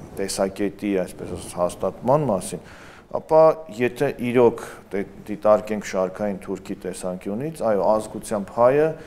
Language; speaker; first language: Armenian; native; Armenian